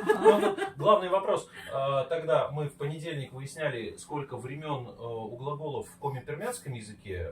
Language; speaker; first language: Russian; native; Russian